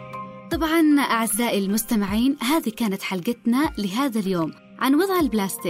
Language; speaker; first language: Arabic; native; Arabic